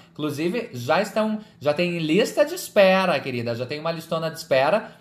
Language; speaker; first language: Portuguese; native; Portuguese